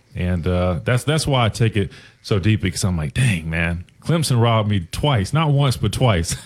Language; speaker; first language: English; native; English